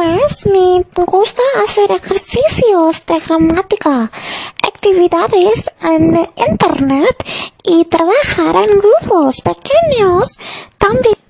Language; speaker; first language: Spanish; non-native, learner; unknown